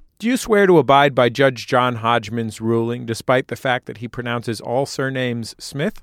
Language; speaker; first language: English; native; English